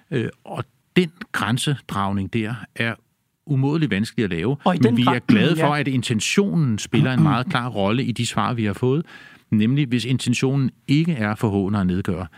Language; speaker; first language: Danish; native; Danish